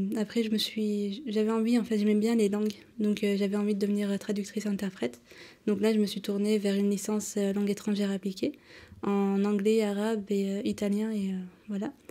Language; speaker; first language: French; early bilingual, other home language; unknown